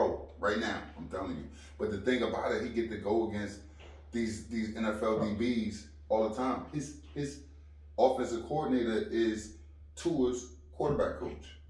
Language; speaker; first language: English; native; English